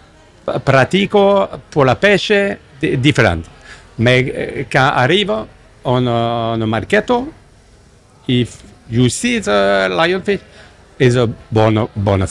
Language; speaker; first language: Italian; non-native, learner; English